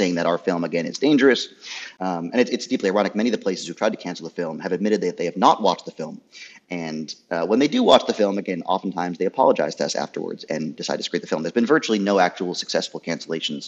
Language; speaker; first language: English; native; English